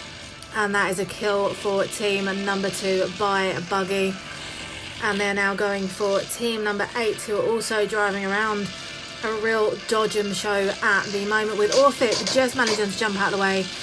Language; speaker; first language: English; native; English